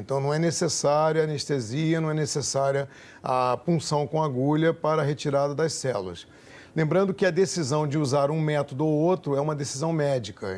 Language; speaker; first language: Portuguese; native; Portuguese